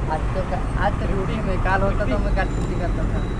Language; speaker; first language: Hindi; non-native, local second language; Malayalam